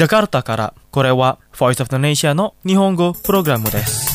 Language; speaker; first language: Japanese; non-native, fluent; Indonesian